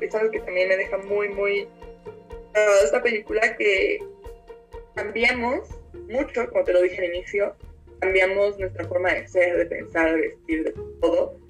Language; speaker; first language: Spanish; native; Spanish